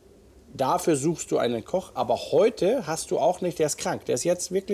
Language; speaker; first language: German; native; German